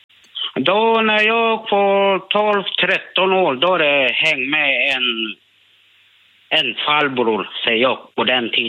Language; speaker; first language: Swedish; non-native, learner; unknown